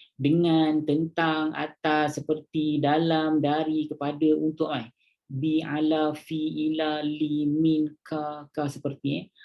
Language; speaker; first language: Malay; native; Malay